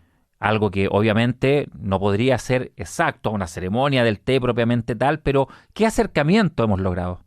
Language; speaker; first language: Spanish; native; Spanish